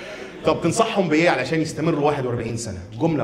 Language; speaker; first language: Arabic; native; Arabic